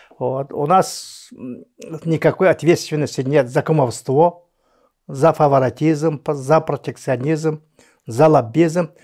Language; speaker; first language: Russian; non-native, local second language; Yakut